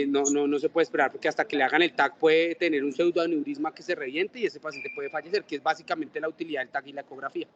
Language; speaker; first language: Spanish; native; Spanish